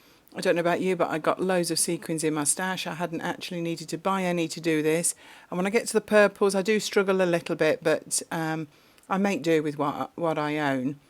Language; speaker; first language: English; native; English